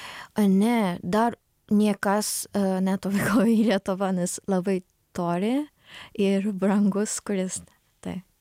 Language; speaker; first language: Lithuanian; non-native, learner; Japanese